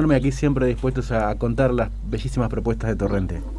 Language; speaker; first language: Spanish; native; Spanish